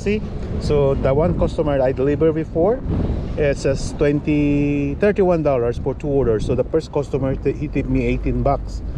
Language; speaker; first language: English; non-native, local second language; Filipino